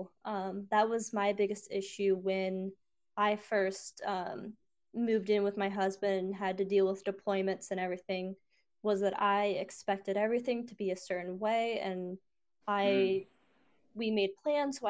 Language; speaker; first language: English; native; English